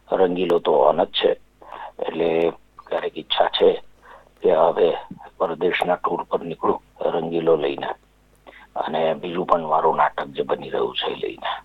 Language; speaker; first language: Gujarati; native; Gujarati